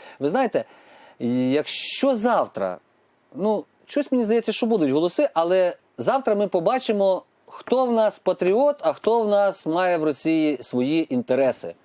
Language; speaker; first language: Ukrainian; native; Ukrainian